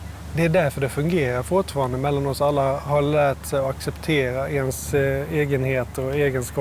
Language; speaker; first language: Swedish; native; Swedish